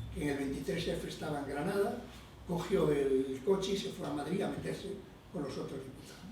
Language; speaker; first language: Spanish; non-native, local second language; Galician